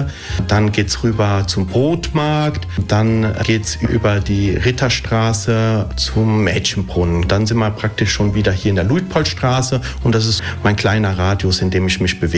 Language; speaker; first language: German; early bilingual, other home language; Italian